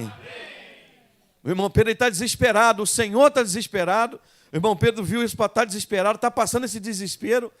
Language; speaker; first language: Portuguese; native; Portuguese